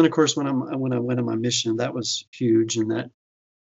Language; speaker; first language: English; native; English